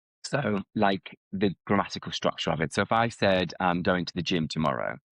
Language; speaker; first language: English; native; English